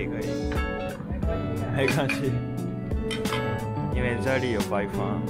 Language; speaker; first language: Chinese; non-native, learner; Japanese